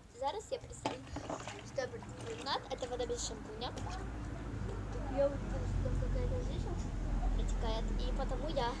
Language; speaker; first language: Russian; non-native, local second language; Ukrainian